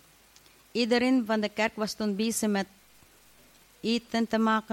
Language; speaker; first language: Dutch; non-native, fluent; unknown